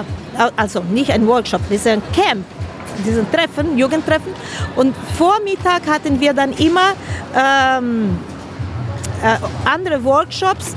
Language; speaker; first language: German; non-native, fluent; Spanish